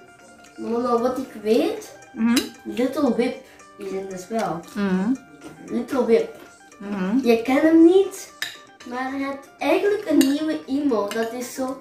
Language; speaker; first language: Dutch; early bilingual, other home language; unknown